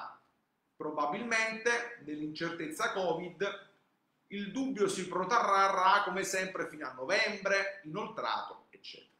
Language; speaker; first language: Italian; native; Italian